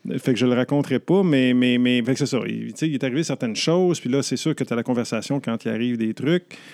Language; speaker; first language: French; native; French